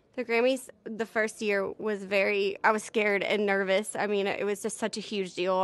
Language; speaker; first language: English; native; English